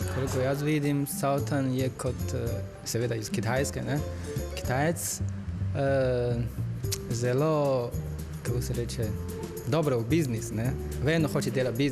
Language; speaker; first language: Slovenian; non-native, learner; Chinese